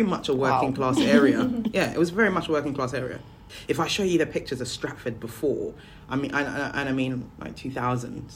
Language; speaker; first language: English; native; English